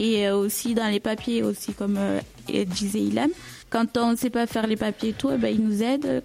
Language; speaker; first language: French; early bilingual, other home language; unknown